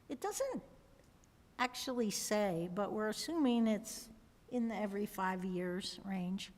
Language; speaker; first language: English; native; English